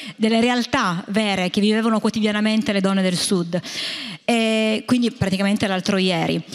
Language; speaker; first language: Italian; native; Italian